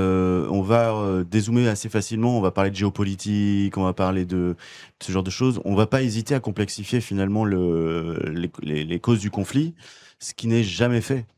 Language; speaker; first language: French; native; French